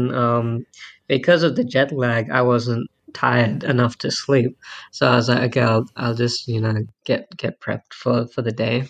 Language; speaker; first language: English; native; English